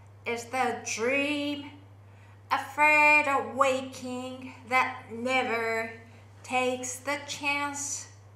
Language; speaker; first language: English; non-native, fluent; Japanese